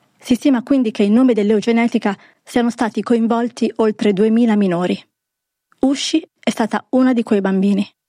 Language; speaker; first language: Italian; native; Italian